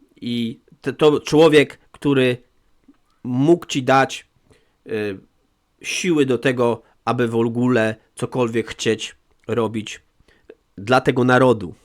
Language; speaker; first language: Polish; native; Polish